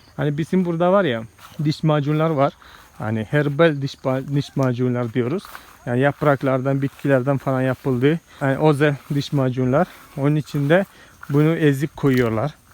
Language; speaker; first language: Turkish; non-native, fluent; Malayalam